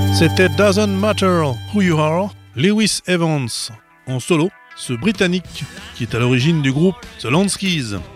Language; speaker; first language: French; native; French